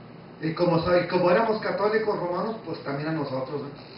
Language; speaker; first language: Spanish; native; Spanish